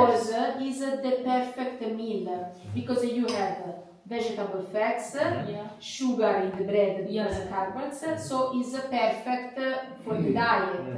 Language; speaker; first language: English; non-native, learner; Italian